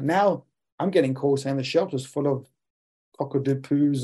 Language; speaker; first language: English; native; English